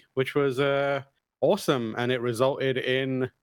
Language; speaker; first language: English; native; English